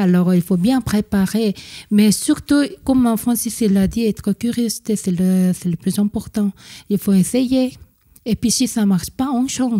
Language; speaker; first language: French; non-native, fluent; Korean